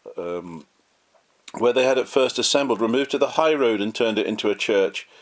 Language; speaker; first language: English; native; English